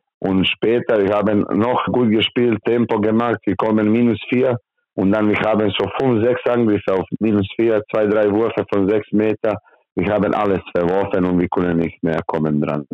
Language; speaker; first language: German; non-native, learner; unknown